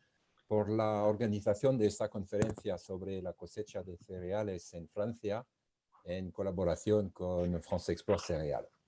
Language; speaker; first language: Spanish; non-native, fluent; French